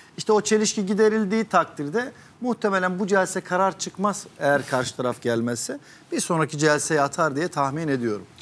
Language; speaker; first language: Turkish; native; Turkish